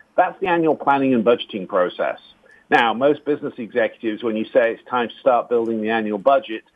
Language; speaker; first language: English; native; English